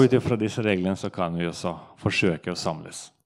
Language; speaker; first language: Norwegian; non-native, fluent; Russian